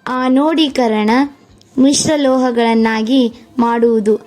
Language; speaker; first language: Kannada; native; Kannada